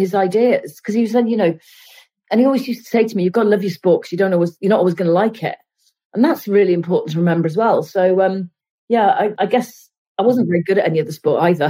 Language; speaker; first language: English; native; English